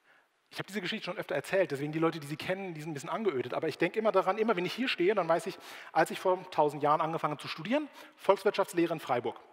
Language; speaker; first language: German; native; German